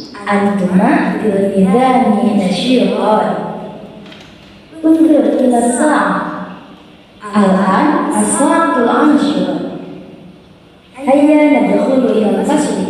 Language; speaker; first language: Arabic; non-native, learner; Indonesian